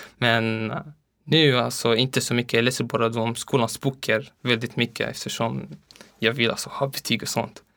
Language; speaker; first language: Swedish; non-native, learner; Arabic